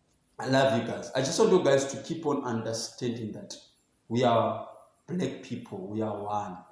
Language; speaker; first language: English; non-native, local second language; Zulu